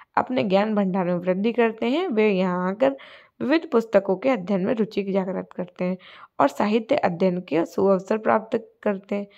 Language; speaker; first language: Hindi; native; Hindi